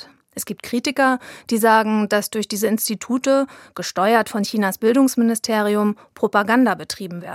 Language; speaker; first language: German; native; German